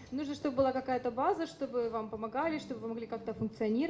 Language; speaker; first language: Russian; native; Russian